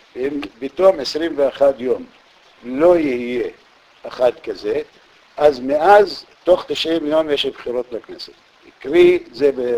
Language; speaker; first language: Hebrew; non-native, local second language; Arabic